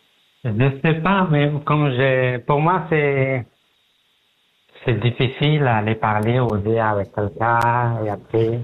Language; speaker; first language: French; non-native, learner; Pashto